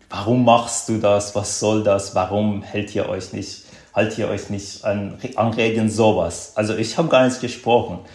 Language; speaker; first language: German; non-native, fluent; Azerbaijani